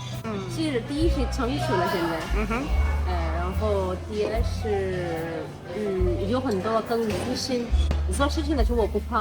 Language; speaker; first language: Chinese; non-native, fluent; Urdu